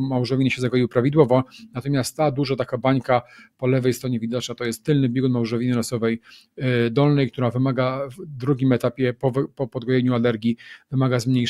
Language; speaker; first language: Polish; native; Polish